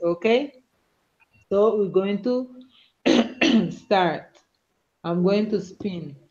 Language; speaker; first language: English; non-native, learner; Spanish